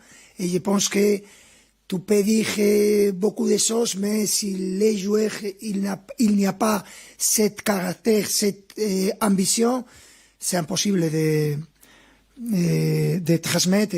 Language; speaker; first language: French; non-native, fluent; Spanish